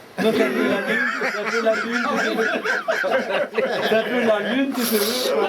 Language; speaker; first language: French; native; French